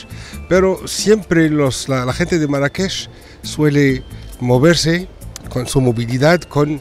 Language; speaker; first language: Spanish; non-native, fluent; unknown